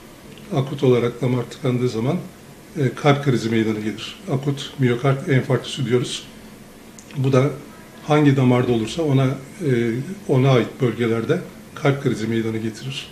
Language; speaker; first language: Turkish; native; Turkish